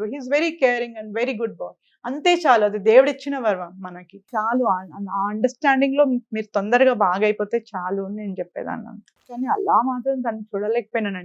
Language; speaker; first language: Telugu; native; Telugu